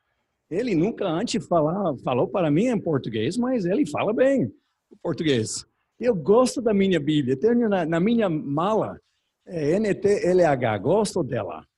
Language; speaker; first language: Portuguese; non-native, learner; English